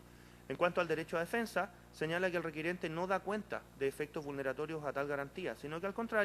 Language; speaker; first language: Spanish; native; Spanish